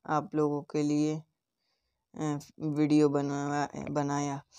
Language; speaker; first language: Hindi; native; Hindi